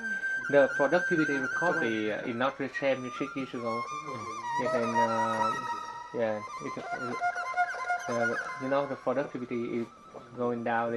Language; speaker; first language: English; non-native, fluent; Vietnamese